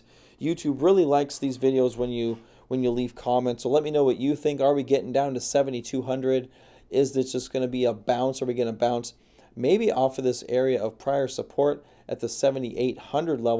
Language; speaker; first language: English; native; English